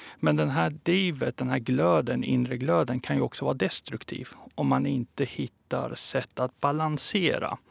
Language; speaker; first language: Swedish; early bilingual, other home language; Persian